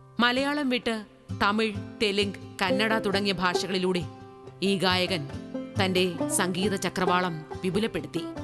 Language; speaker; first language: Malayalam; native; Malayalam